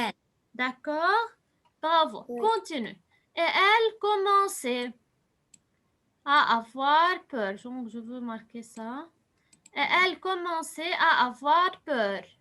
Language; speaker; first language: French; non-native, fluent; Arabic